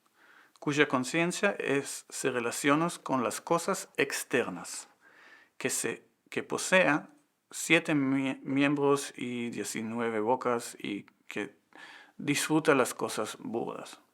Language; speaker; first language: Spanish; non-native, fluent; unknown